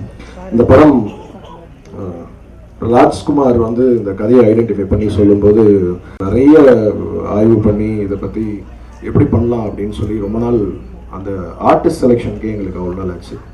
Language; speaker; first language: Tamil; native; Tamil